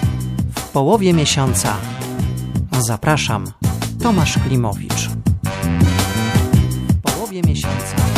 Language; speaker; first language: Polish; native; Polish